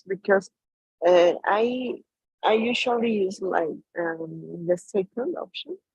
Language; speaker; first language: English; non-native, learner; Spanish